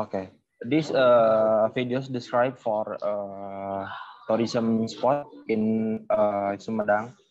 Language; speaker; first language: English; non-native, learner; Indonesian